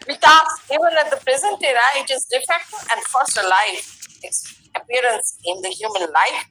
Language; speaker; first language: English; non-native, local second language; Bangla